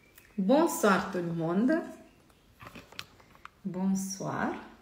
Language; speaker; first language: French; non-native, fluent; Russian